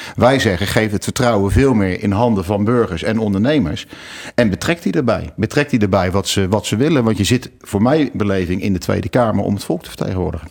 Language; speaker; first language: Dutch; native; Dutch